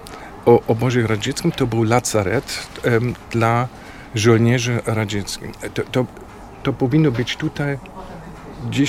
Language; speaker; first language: Polish; non-native, fluent; German